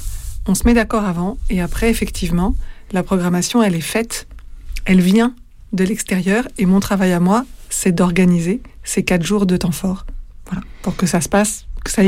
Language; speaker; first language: French; native; French